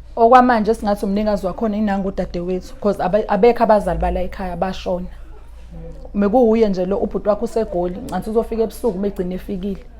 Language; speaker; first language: Zulu; native; Zulu